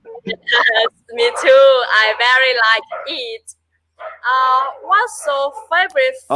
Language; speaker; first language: English; non-native, learner; Vietnamese